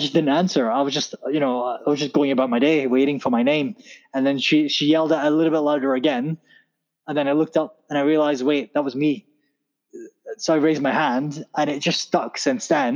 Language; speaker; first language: English; native; English